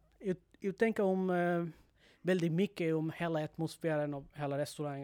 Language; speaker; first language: Swedish; non-native, learner; Bangla